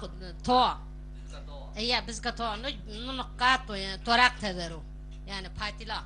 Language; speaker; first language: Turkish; non-native, local second language; Zaza